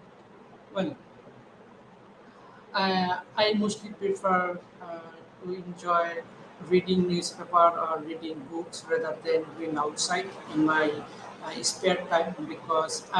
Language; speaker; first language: English; non-native, learner; Bangla